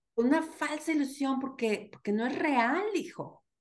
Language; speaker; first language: Spanish; native; Spanish